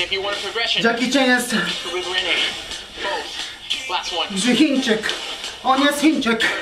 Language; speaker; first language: Polish; non-native, learner; Japanese